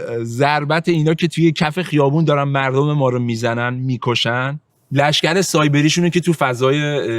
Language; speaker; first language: Persian; native; Persian